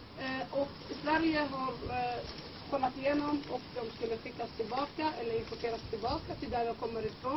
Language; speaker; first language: Swedish; non-native, fluent; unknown